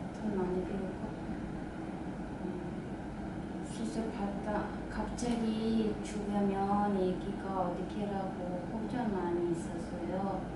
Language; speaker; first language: Korean; non-native, learner; Mongolian